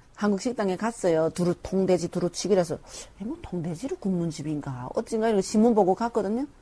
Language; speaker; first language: Korean; native; Korean